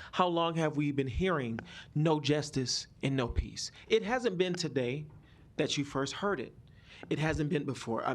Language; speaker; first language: English; native; English